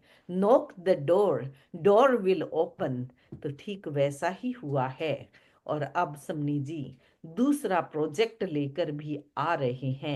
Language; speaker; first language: Hindi; native; Hindi